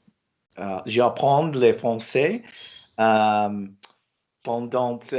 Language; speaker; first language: French; non-native, learner; English